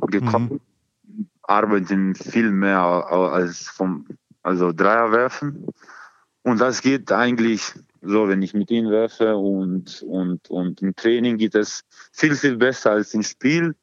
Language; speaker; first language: German; non-native, learner; Croatian